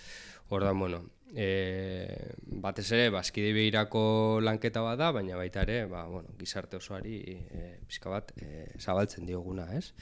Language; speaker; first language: Basque; native; Basque